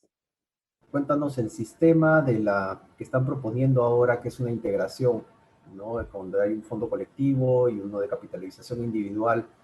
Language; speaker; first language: Spanish; native; Spanish